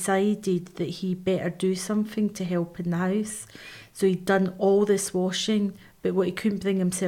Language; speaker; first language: English; native; English